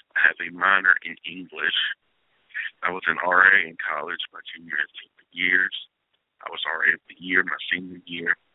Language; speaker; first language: English; native; English